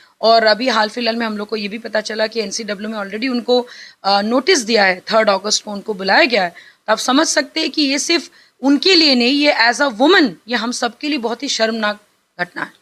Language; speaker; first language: Hindi; non-native, local second language; Bangla